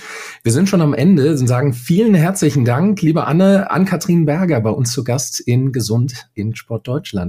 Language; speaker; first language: German; native; German